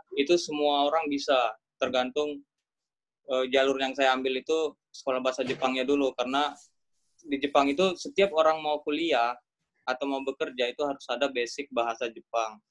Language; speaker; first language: Indonesian; native; Indonesian